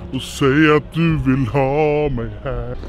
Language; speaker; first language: Swedish; native; Swedish